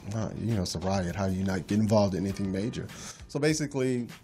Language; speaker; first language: English; native; English